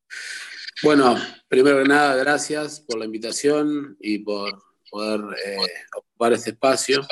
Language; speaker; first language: Spanish; native; Spanish